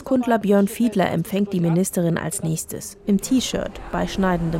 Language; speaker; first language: German; native; German